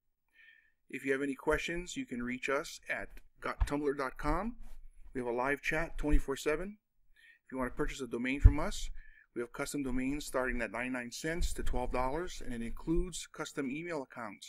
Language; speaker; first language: English; native; English